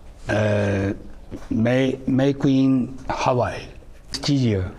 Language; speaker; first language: English; non-native, learner; Japanese